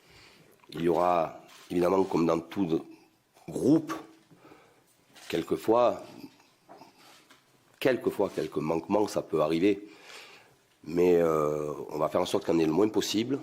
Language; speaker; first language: French; native; French